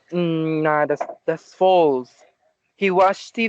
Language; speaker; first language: English; non-native, learner; Spanish